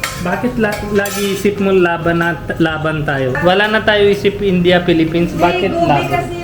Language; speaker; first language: Filipino; non-native, learner; Punjabi